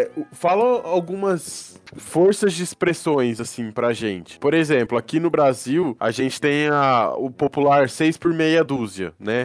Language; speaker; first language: Portuguese; native; Portuguese